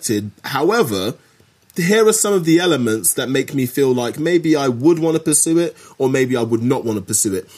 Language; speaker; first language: English; native; English